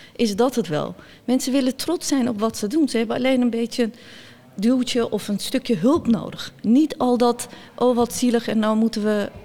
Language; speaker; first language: Dutch; early bilingual, other home language; Turkish